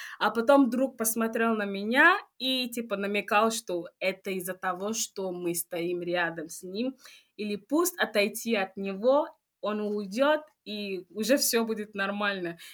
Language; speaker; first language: Russian; non-native, fluent; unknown